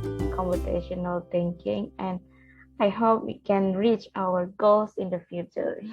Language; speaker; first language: English; non-native, learner; Indonesian